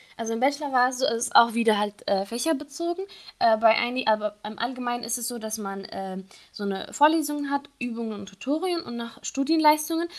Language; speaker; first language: German; non-native, fluent; Arabic